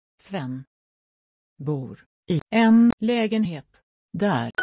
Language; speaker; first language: Swedish; non-native, learner; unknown